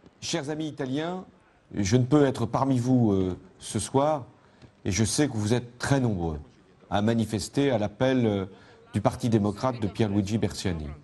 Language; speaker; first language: French; native; French